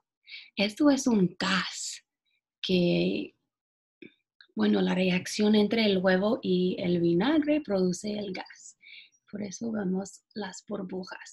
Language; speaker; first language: Spanish; non-native, fluent; English